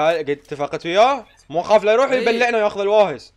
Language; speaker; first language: Arabic; native; Arabic